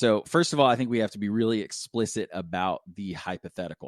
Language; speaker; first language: English; native; English